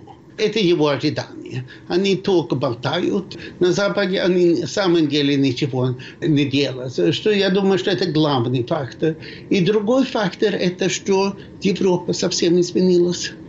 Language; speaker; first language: Russian; non-native, fluent; Swedish